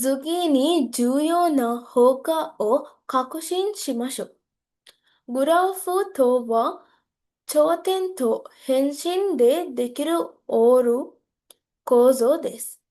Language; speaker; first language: Japanese; non-native, learner; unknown